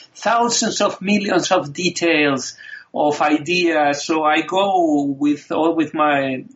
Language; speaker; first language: English; non-native, fluent; Spanish